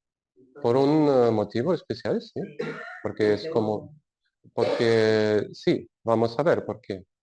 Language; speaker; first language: Spanish; non-native, learner; Russian